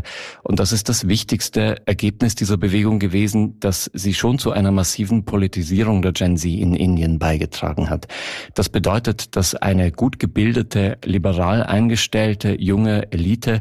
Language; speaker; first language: German; native; German